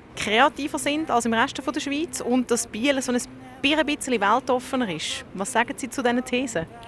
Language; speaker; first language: German; native; German